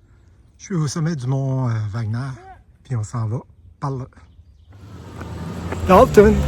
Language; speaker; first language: French; native; French